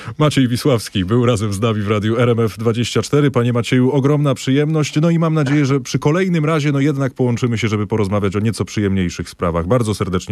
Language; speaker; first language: Polish; native; Polish